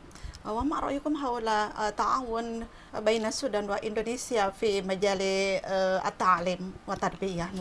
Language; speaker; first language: Arabic; non-native, fluent; Indonesian